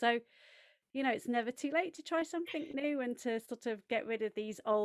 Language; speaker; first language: English; native; English